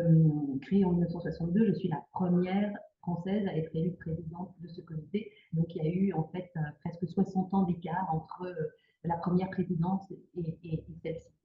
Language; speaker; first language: French; native; French